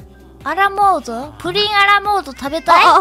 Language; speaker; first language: English; non-native, learner; Japanese